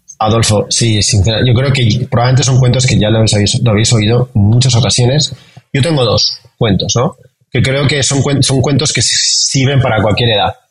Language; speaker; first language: Spanish; native; Spanish